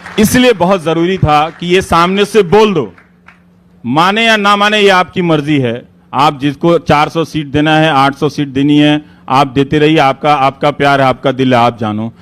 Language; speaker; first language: Hindi; native; Hindi